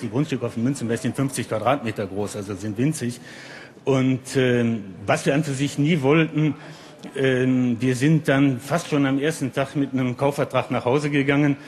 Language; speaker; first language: German; native; German